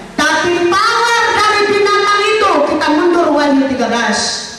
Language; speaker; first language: Indonesian; native; Indonesian